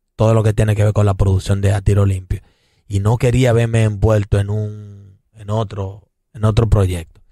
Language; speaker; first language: Spanish; native; Spanish